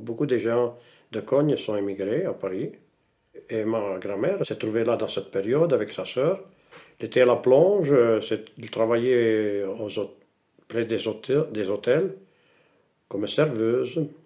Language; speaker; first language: French; non-native, local second language; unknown